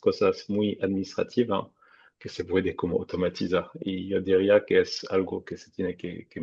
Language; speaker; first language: Spanish; non-native, fluent; French